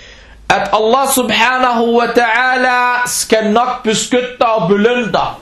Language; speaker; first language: Danish; early bilingual, other home language; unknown